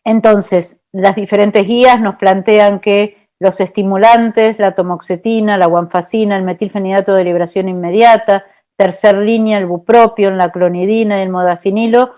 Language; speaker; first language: Spanish; native; Spanish